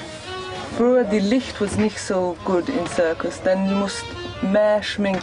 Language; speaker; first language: German; non-native, learner; English